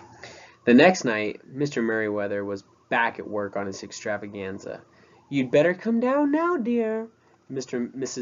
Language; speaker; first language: English; native; English